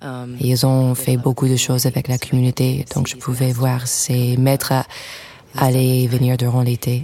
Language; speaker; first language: French; non-native, fluent; English